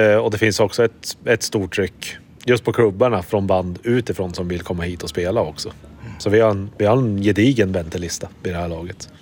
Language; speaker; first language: Swedish; native; Swedish